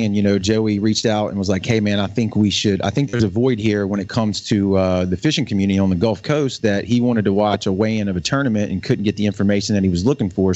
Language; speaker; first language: English; native; English